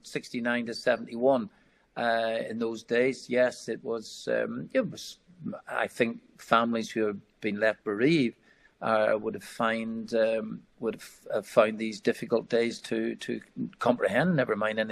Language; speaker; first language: English; native; English